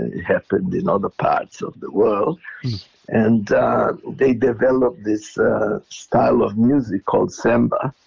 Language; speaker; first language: English; non-native, fluent; Portuguese